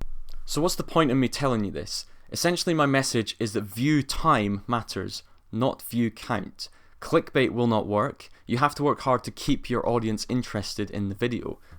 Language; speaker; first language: English; native; English